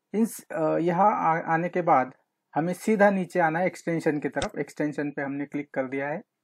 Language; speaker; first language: Hindi; non-native, local second language; Marathi